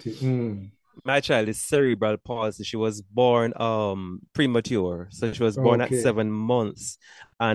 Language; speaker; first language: English; non-native, local second language; Jamaican Creole English